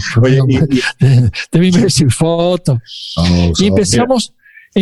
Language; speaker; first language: Spanish; non-native, fluent; English